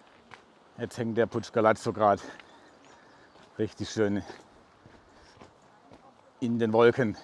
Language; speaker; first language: German; native; German